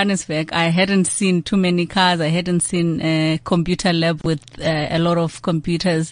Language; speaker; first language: English; non-native, local second language; Xhosa